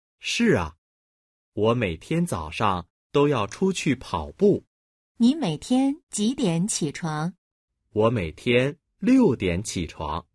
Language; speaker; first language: Chinese; non-native, fluent; Vietnamese